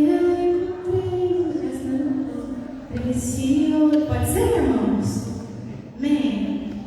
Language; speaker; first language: Portuguese; native; Portuguese